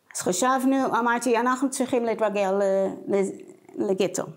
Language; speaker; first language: Hebrew; non-native, fluent; English